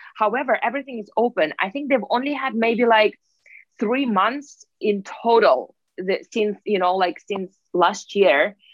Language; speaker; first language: English; non-native, fluent; Russian